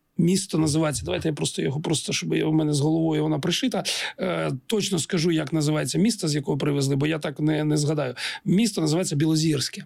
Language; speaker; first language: Ukrainian; non-native, local second language; Russian